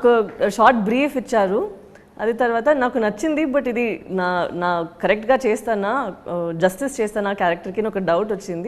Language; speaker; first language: Telugu; non-native, learner; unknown